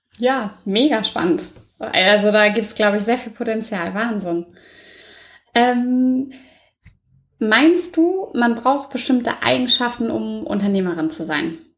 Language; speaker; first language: German; native; German